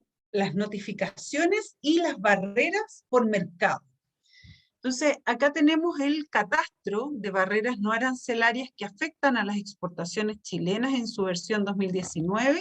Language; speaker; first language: Spanish; native; Spanish